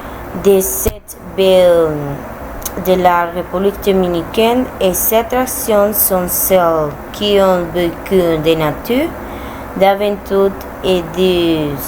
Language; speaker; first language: French; non-native, learner; Spanish